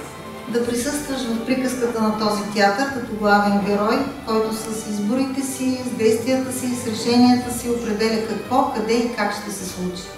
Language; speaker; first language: Bulgarian; native; Bulgarian